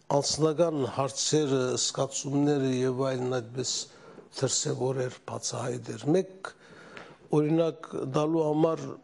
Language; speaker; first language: Armenian; early bilingual, heritage; Armenian